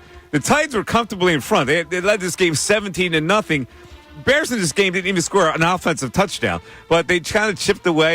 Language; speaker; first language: English; native; English